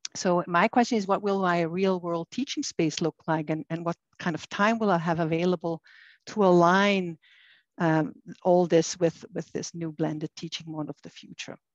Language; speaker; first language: English; non-native, fluent; German